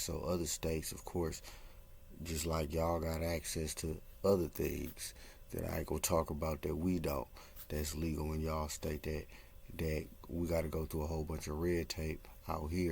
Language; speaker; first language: English; native; English